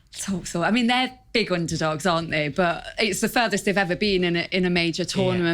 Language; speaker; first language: English; native; English